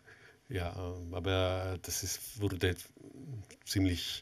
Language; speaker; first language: German; non-native, fluent; Italian